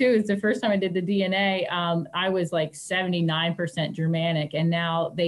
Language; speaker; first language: English; native; English